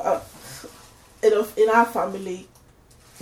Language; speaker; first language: English; non-native, local second language; Yoruba